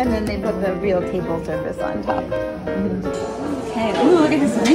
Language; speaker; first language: English; native; English